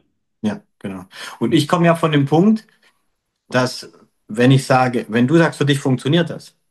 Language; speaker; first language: German; native; German